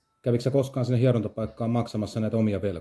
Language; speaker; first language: Finnish; native; Finnish